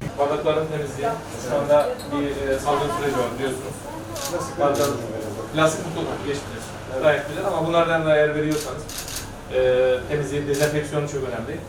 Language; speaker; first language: Turkish; native; Turkish